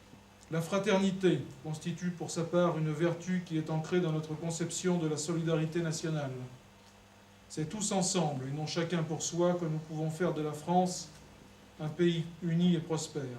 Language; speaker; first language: French; native; French